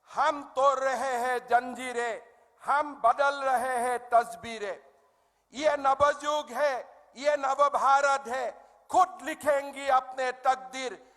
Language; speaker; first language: Hindi; non-native, local second language; Assamese